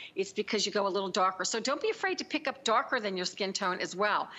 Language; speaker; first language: English; native; English